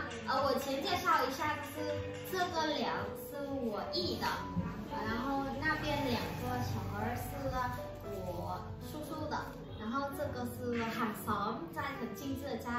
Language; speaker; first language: Chinese; non-native, learner; Vietnamese